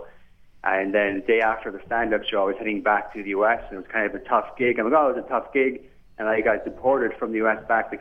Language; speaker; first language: English; native; English